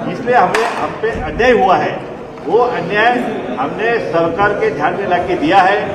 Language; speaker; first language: Hindi; non-native, local second language; Marathi